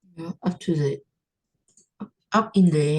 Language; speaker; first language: English; non-native, learner; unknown